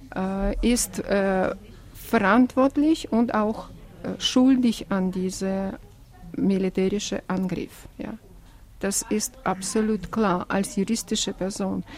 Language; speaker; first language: German; non-native, fluent; Russian